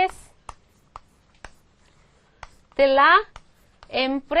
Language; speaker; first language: Spanish; non-native, fluent; Korean